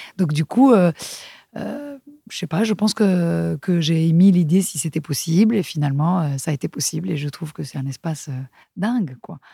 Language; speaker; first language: French; non-native, fluent; Spanish